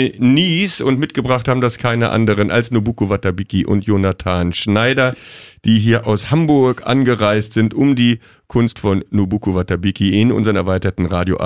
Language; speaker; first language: German; native; German